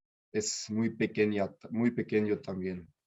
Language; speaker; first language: Spanish; non-native, learner; German